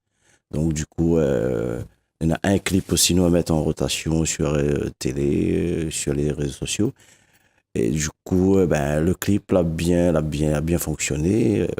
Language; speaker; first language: French; non-native, local second language; Réunion Creole French